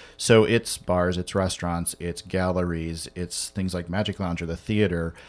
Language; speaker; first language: English; native; English